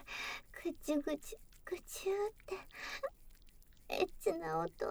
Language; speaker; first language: Japanese; native; Japanese